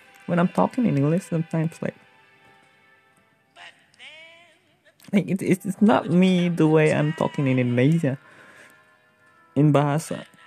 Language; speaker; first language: English; non-native, fluent; Indonesian